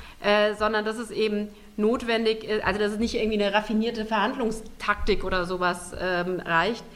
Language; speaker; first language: German; native; German